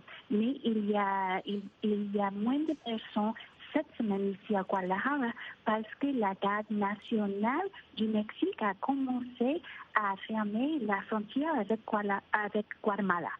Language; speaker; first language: French; non-native, fluent; Spanish